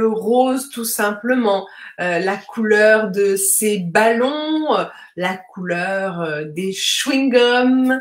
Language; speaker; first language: French; native; French